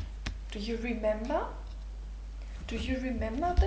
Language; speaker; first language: English; non-native, fluent; German